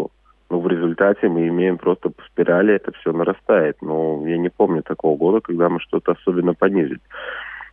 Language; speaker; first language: Russian; native; Russian